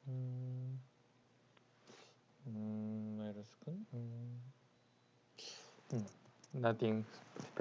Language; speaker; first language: English; non-native, learner; Korean